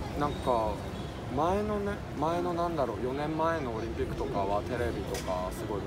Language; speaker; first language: Japanese; native; Japanese